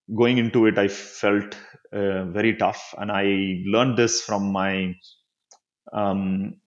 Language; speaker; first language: English; non-native, local second language; Tamil